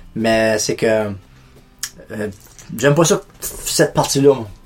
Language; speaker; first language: French; native; French